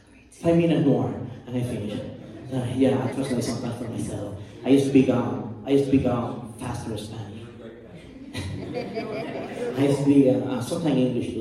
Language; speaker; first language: English; non-native, learner; Spanish